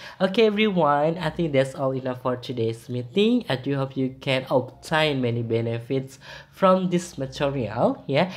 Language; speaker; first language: English; non-native, fluent; Indonesian